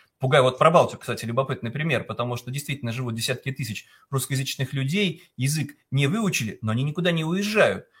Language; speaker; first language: Russian; native; Russian